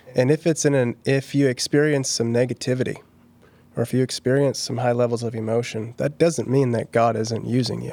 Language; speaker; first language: English; native; English